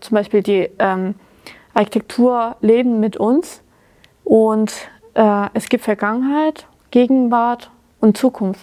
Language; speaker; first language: German; non-native, fluent; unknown